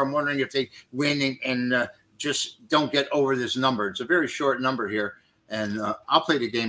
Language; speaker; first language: English; native; English